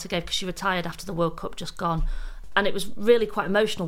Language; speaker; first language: English; native; English